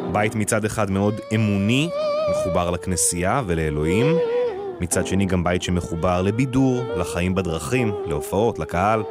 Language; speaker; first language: Hebrew; native; Hebrew